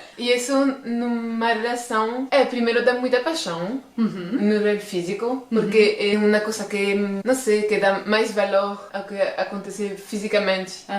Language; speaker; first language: Portuguese; non-native, fluent; French